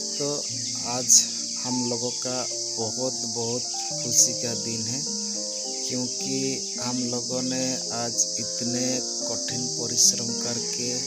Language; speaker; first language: Hindi; non-native, local second language; Odia